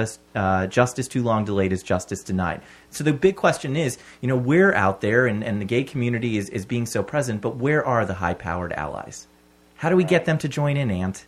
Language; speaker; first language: English; native; English